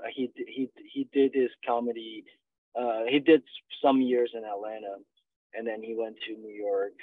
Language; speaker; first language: English; non-native, fluent; Chinese